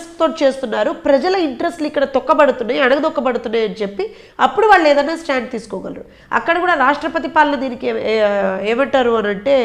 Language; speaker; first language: Telugu; native; Telugu